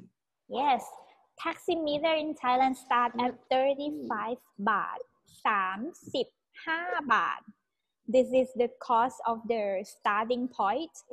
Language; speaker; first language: English; non-native, fluent; Thai